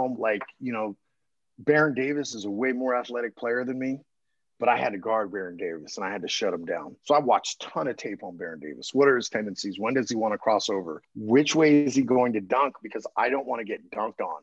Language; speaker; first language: English; native; English